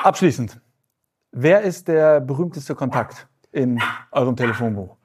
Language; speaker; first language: German; native; German